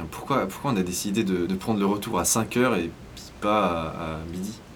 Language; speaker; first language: French; native; French